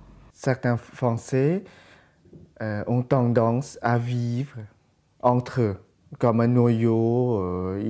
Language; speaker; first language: French; non-native, fluent; Thai